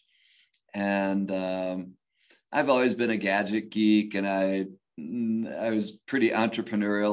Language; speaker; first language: English; native; English